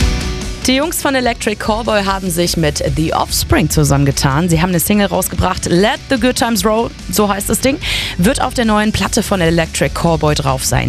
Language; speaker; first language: German; native; German